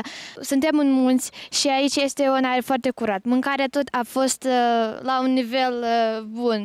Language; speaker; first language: Romanian; early bilingual, heritage; Romanian